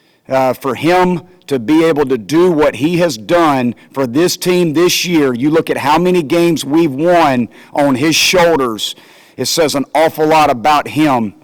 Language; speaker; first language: English; native; English